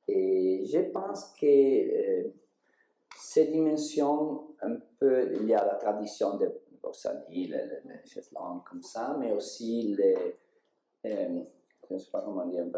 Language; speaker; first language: French; non-native, learner; Italian